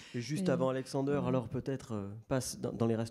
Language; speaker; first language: French; native; French